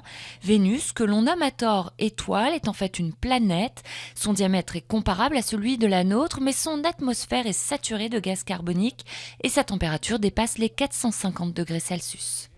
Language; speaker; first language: French; native; French